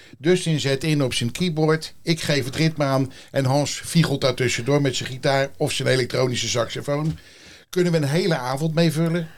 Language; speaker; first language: Dutch; native; Dutch